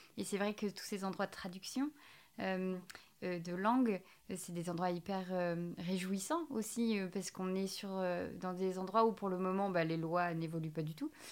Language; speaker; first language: French; native; French